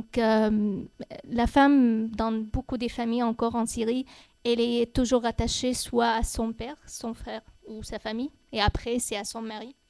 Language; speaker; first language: French; non-native, fluent; Arabic